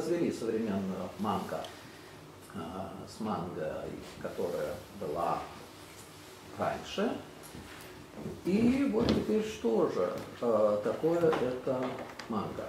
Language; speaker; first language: Russian; native; Russian